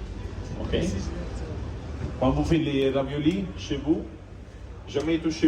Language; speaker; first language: French; non-native, learner; Italian